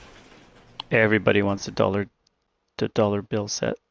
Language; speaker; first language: English; native; English